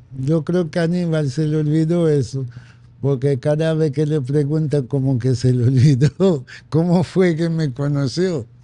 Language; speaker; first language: Spanish; non-native, fluent; Haitian Creole